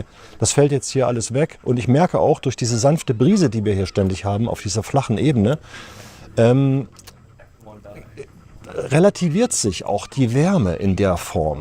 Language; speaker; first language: German; native; German